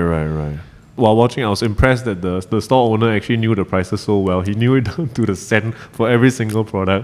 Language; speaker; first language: English; native; English